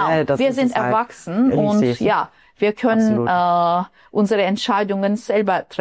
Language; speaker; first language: German; non-native, fluent; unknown